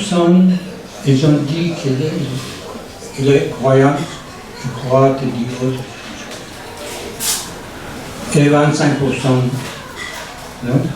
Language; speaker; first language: French; non-native, learner; Persian